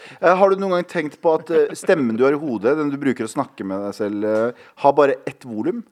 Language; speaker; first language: Norwegian; early bilingual, other home language; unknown